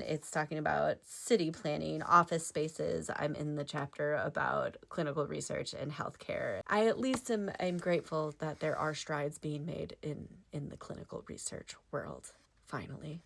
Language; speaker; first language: English; native; English